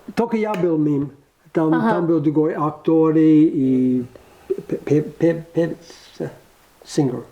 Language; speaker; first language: Russian; non-native, learner; English